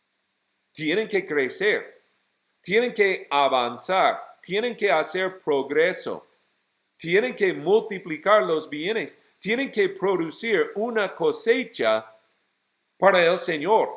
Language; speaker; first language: Spanish; non-native, fluent; English